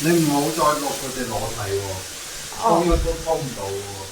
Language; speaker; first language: Chinese; native; Chinese